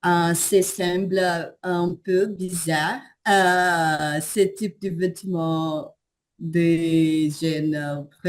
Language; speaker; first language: French; non-native, learner; Portuguese